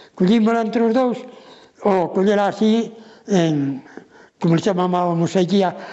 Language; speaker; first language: Spanish; non-native, local second language; Galician